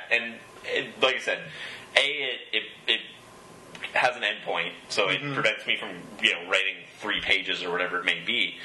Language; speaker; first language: English; native; English